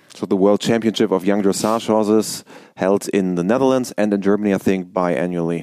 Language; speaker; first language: English; non-native, fluent; German